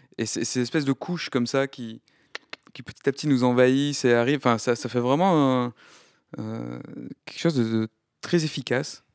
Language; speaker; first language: French; native; French